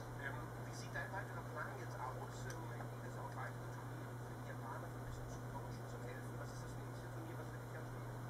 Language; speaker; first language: German; native; German